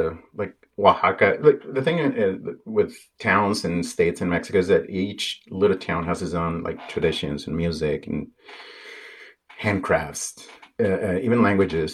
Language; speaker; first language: English; non-native, fluent; Spanish